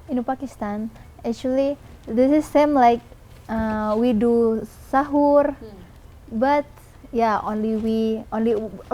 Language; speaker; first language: English; non-native, learner; Indonesian